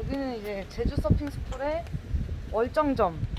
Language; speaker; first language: Korean; native; Korean